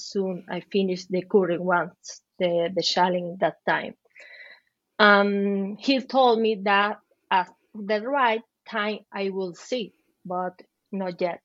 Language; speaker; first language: English; non-native, learner; Spanish